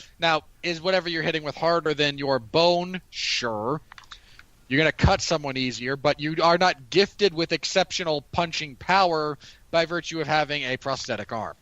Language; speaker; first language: English; native; English